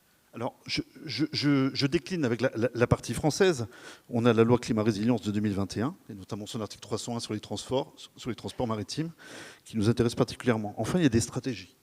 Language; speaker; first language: French; native; French